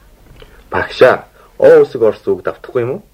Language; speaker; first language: Mongolian; native; Mongolian